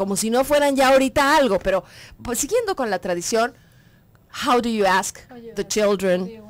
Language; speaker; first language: Spanish; native; Spanish